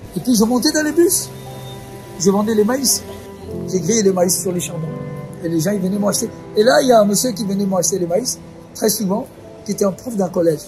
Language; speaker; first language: French; non-native, fluent; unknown